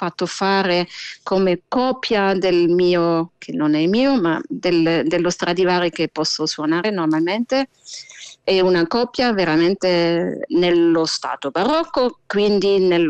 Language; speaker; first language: Italian; non-native, fluent; German